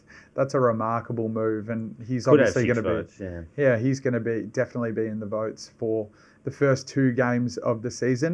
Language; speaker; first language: English; native; English